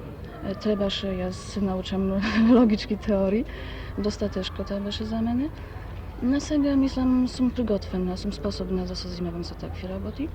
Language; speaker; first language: Macedonian; non-native, fluent; Polish